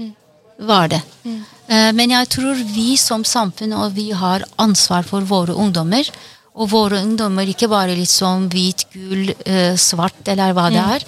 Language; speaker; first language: Norwegian; non-native, fluent; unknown